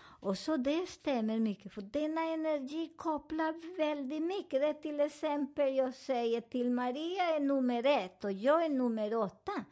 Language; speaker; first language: Swedish; non-native, fluent; Spanish